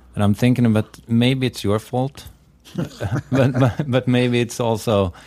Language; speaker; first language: English; non-native, fluent; Swedish